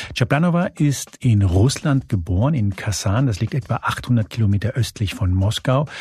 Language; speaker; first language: German; early bilingual, other home language; Spanish